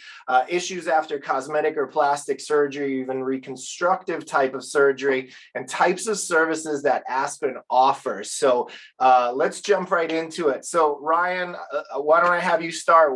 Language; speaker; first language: English; native; English